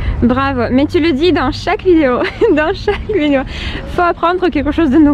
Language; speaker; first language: French; non-native, fluent; Russian